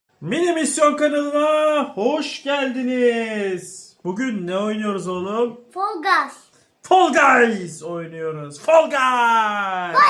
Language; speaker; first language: Turkish; native; Turkish